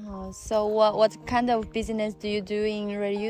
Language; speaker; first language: English; non-native, learner; Chinese